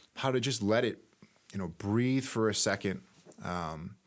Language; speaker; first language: English; native; English